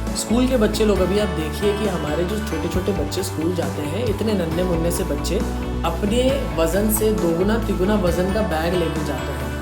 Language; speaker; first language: Hindi; native; Hindi